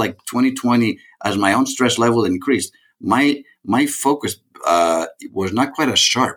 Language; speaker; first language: English; non-native, fluent; Greek